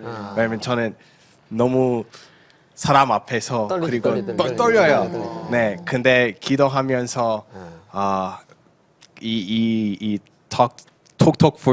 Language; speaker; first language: Korean; early bilingual, heritage; Korean